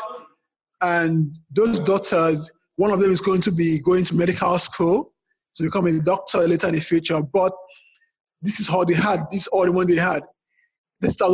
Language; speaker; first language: English; non-native, local second language; Yoruba